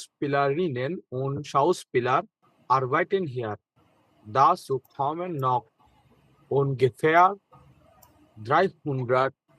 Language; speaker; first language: German; non-native, learner; Bangla